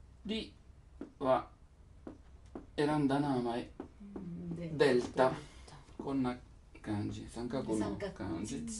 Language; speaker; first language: Japanese; non-native, learner; Italian